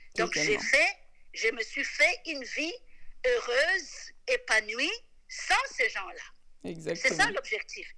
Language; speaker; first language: French; non-native, local second language; Lingala